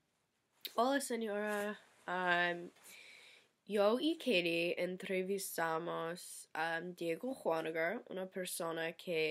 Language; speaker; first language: Spanish; non-native, learner; English